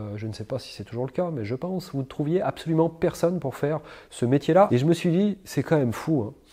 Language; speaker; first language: French; native; French